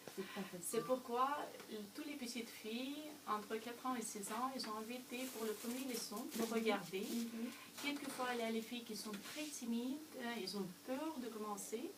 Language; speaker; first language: French; non-native, fluent; Russian